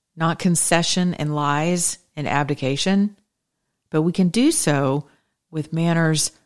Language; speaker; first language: English; native; English